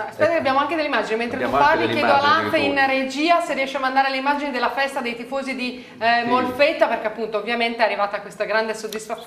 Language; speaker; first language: Italian; native; Italian